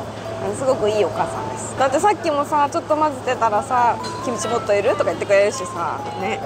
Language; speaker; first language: Japanese; native; Japanese